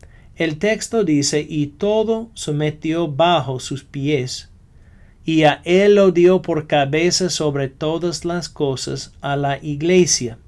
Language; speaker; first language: Spanish; non-native, fluent; English